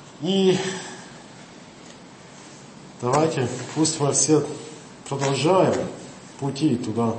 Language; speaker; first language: Russian; non-native, fluent; English